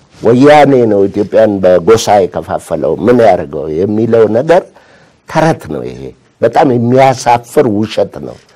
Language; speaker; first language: Amharic; non-native, local second language; Oromo